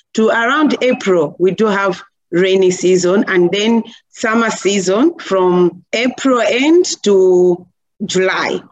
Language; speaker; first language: English; non-native, local second language; Nyanja